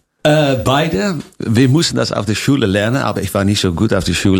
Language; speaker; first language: German; non-native, fluent; Dutch